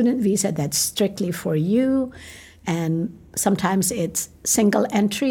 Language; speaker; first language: English; non-native, local second language; Filipino